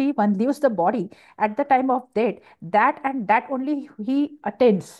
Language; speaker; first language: English; non-native, local second language; Marathi